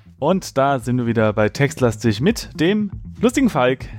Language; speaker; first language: German; native; German